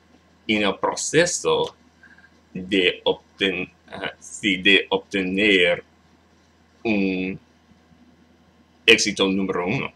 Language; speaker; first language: Spanish; non-native, learner; English